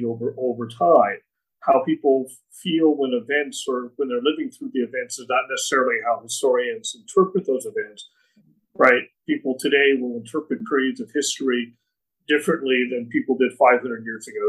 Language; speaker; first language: English; native; English